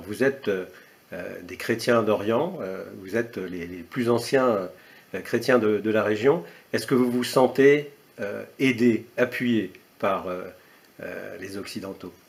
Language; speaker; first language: French; native; French